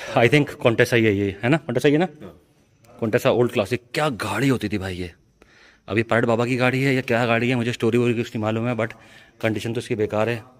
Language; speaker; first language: Hindi; native; Hindi